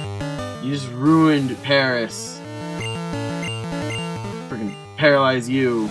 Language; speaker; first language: English; native; English